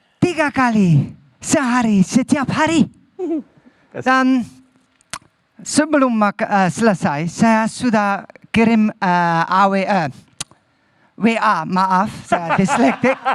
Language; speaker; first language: Indonesian; non-native, learner; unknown